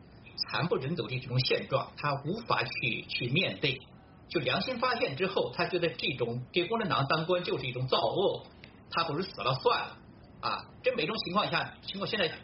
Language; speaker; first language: Chinese; native; Chinese